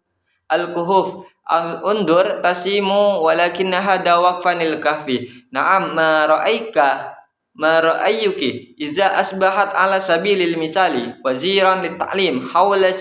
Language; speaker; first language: Arabic; non-native, learner; Indonesian